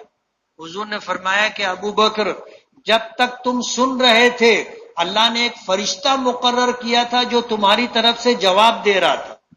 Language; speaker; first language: Urdu; native; Urdu